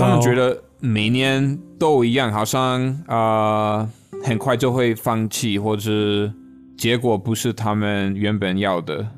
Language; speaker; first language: Chinese; non-native, fluent; English